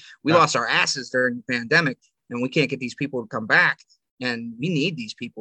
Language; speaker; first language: English; native; English